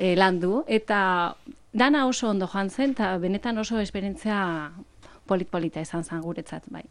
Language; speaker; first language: Basque; non-native, local second language; Spanish